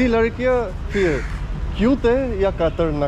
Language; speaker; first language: Hindi; non-native, fluent; Italian